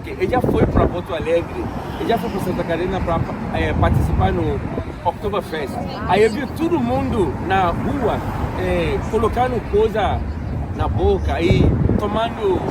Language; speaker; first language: Portuguese; non-native, fluent; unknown